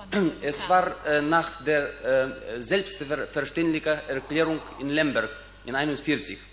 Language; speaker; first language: German; non-native, fluent; Ukrainian